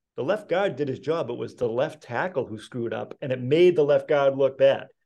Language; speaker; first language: English; native; English